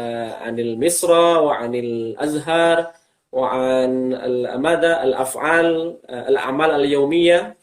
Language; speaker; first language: Arabic; non-native, fluent; Indonesian